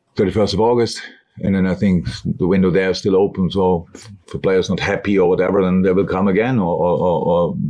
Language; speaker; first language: English; non-native, fluent; German